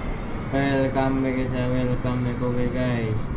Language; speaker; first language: English; non-native, local second language; Indonesian